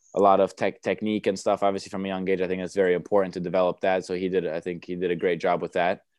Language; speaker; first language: English; early bilingual, other home language; Romanian